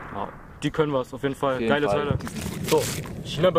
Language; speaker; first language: German; native; German